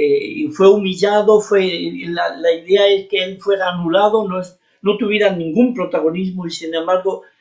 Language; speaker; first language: Spanish; native; Spanish